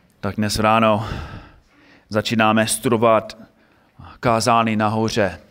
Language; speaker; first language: Czech; non-native, fluent; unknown